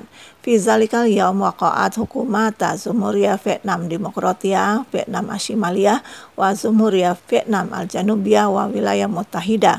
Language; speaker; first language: Arabic; non-native, fluent; Indonesian